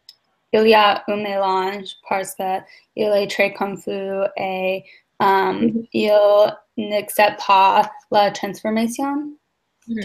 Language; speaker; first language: French; non-native, learner; English